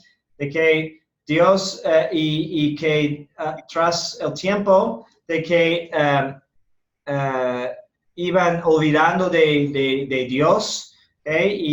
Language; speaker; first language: Spanish; non-native, fluent; English